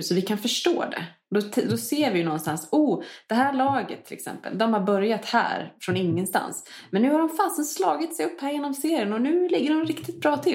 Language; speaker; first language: Swedish; native; Swedish